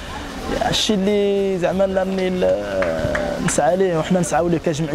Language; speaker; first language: Arabic; native; Arabic